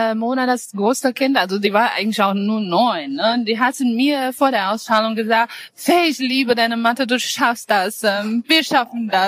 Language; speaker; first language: German; non-native, fluent; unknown